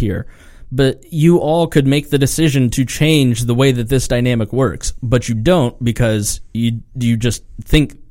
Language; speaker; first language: English; native; English